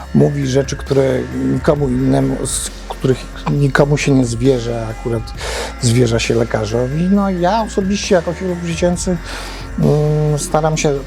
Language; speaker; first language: Polish; native; Polish